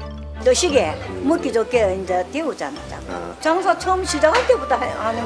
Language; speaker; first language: Korean; native; Korean